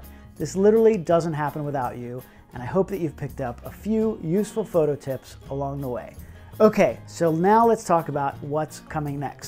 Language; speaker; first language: English; native; English